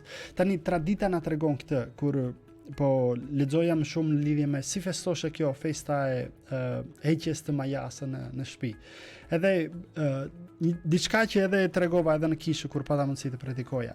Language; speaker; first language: Albanian; native; Albanian